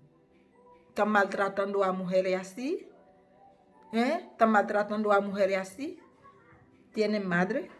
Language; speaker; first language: Spanish; non-native, fluent; Haitian Creole